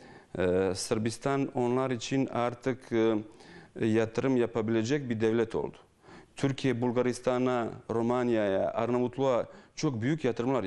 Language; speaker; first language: Turkish; non-native, fluent; Bosnian